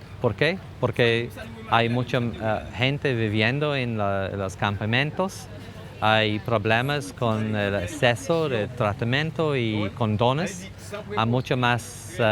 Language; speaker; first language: Spanish; non-native, fluent; English